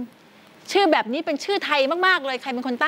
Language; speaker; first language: Thai; native; Thai